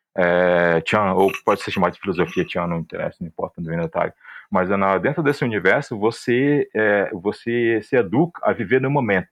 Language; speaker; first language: Portuguese; native; Portuguese